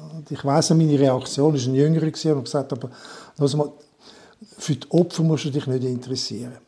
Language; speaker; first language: German; non-native, local second language; French